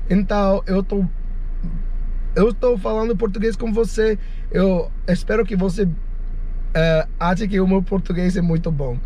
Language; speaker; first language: Portuguese; non-native, fluent; English